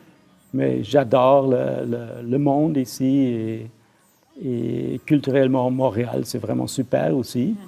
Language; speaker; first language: French; non-native, fluent; German